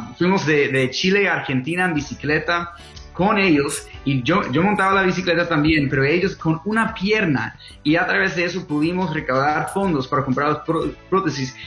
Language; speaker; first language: Spanish; non-native, fluent; English